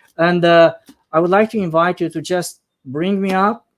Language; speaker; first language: English; non-native, fluent; Romanian